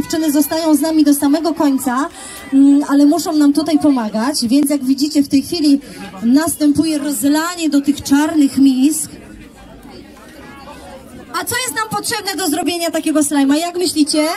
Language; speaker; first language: Polish; native; Polish